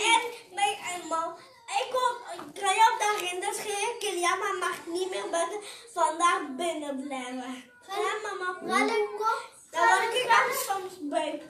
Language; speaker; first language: Dutch; non-native, learner; French